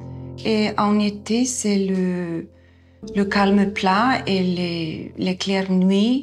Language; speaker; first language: French; non-native, fluent; Icelandic